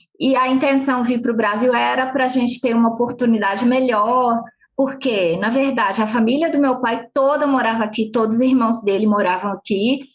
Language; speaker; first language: Portuguese; non-native, fluent; Arabic